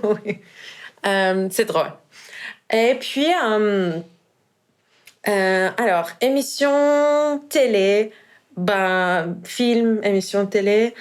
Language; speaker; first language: French; non-native, fluent; Persian